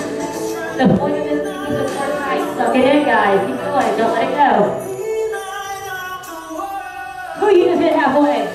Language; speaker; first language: English; native; English